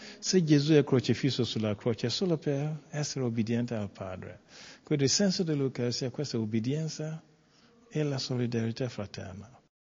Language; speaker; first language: Italian; non-native, fluent; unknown